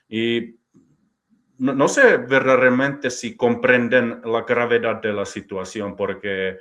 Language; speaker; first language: Spanish; non-native, fluent; Finnish